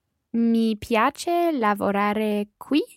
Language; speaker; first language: Italian; non-native, learner; English